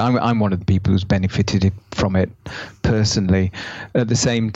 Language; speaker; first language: English; native; English